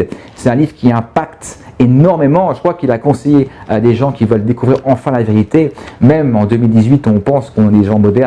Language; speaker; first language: French; native; French